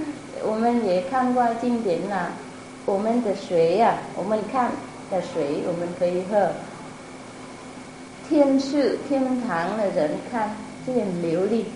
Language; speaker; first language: Chinese; non-native, fluent; Vietnamese